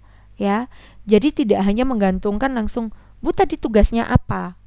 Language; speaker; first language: Indonesian; native; Indonesian